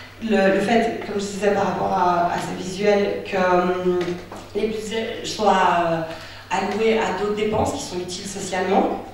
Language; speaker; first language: French; native; French